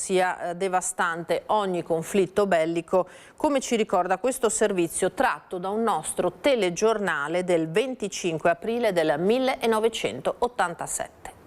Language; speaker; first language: Italian; native; Italian